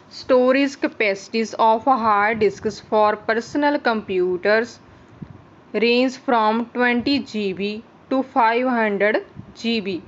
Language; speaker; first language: English; non-native, local second language; Punjabi